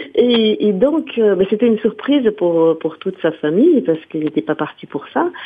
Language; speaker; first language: French; non-native, fluent; Portuguese